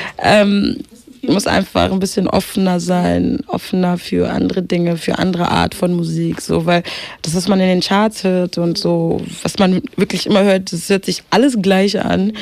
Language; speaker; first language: German; early bilingual, other home language; Swahili